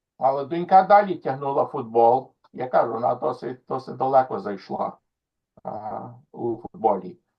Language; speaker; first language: Ukrainian; early bilingual, heritage; Ukrainian